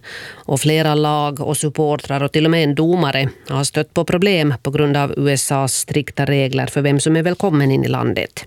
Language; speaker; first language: Swedish; native; Swedish